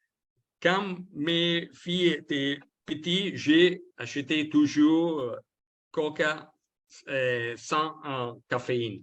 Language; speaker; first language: French; non-native, learner; Italian